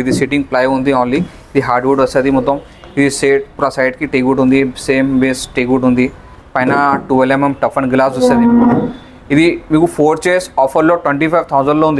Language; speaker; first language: Telugu; non-native, local second language; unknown